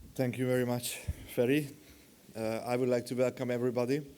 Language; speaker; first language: English; non-native, fluent; Hungarian